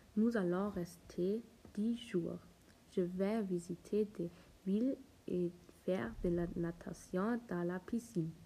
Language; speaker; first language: French; non-native, learner; German